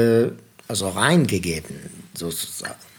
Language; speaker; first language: German; non-native, fluent; Persian